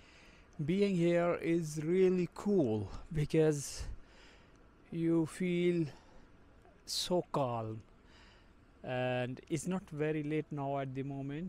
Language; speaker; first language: English; non-native, fluent; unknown